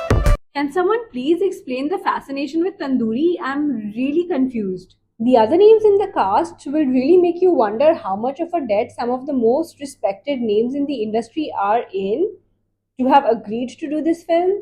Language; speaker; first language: English; non-native, local second language; Hindi